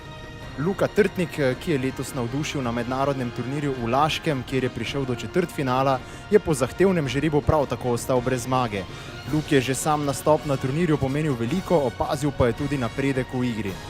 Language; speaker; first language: Slovenian; native; Slovenian